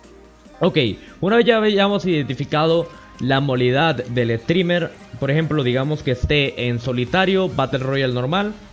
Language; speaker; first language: Spanish; native; Spanish